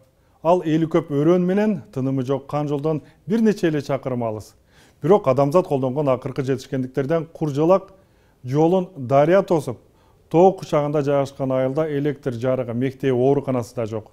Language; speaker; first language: Kyrgyz; native; Kyrgyz